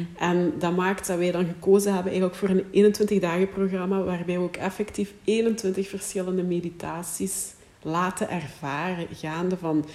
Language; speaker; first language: Dutch; native; Dutch